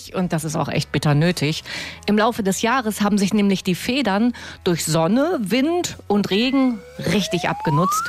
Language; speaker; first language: German; native; German